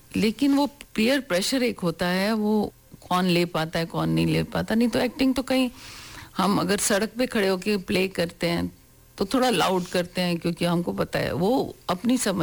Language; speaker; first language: Hindi; native; Hindi